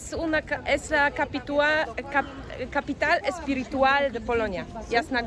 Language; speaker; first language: Spanish; non-native, fluent; Polish